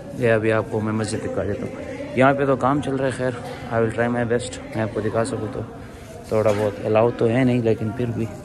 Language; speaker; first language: Urdu; non-native, local second language; Pashto